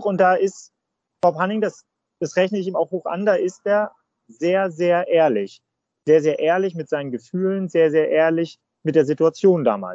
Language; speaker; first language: German; native; German